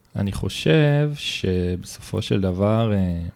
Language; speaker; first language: Hebrew; native; Hebrew